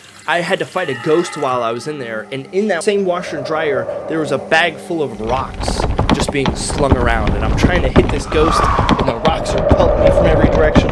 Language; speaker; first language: English; native; English